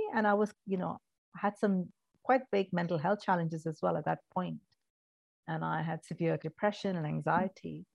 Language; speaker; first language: English; non-native, local second language; Malayalam